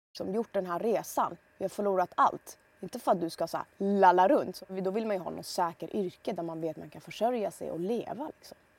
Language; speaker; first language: Swedish; early bilingual, other home language; Persian